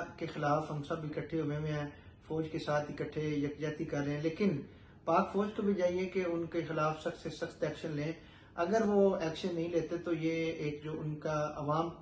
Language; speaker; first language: Urdu; native; Urdu